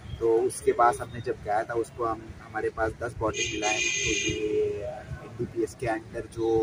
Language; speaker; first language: Hindi; non-native, local second language; Telugu